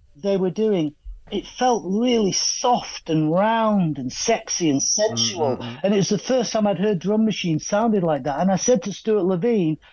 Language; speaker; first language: English; native; English